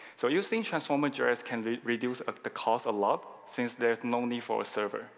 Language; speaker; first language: English; non-native, fluent; Chinese